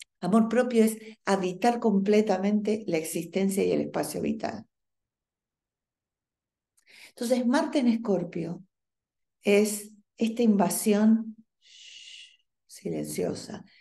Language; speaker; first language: Spanish; native; Spanish